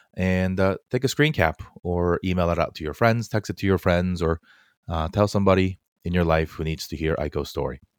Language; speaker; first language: English; early bilingual, other home language; Korean